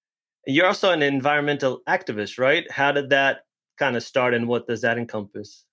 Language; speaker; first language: English; native; English